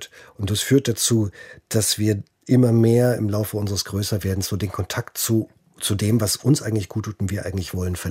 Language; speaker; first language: German; native; German